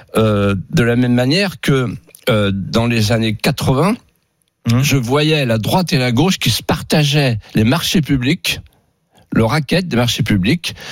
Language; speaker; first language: French; native; French